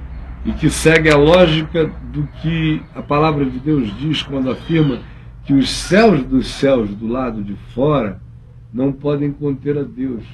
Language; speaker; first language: Portuguese; native; Portuguese